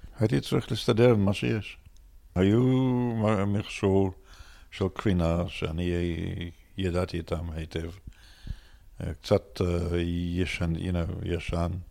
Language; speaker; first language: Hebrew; non-native, fluent; English